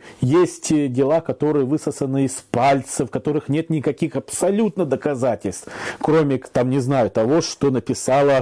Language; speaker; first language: Russian; native; Russian